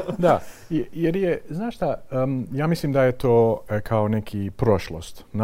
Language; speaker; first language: Croatian; non-native, fluent; Dutch